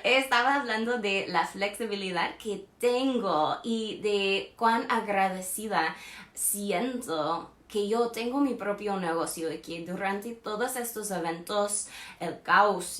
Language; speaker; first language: Spanish; non-native, fluent; English